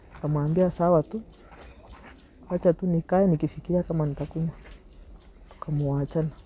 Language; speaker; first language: Swahili; non-native, local second language; Gusii